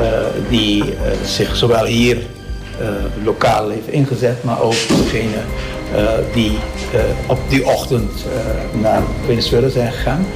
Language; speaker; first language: Dutch; non-native, local second language; Papiamento